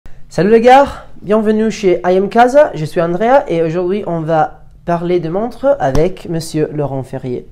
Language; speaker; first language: French; non-native, learner; Italian